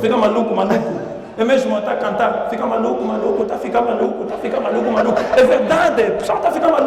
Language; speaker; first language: Portuguese; non-native, learner; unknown